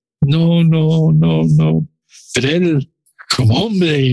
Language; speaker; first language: Spanish; non-native, learner; English